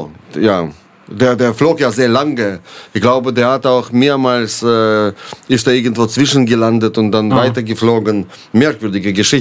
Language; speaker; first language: German; non-native, fluent; Russian